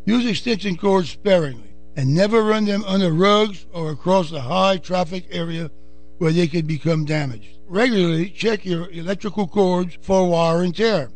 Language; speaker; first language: English; early bilingual, other home language; French